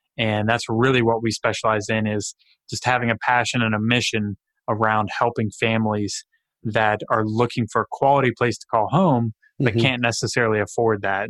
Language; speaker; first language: English; native; English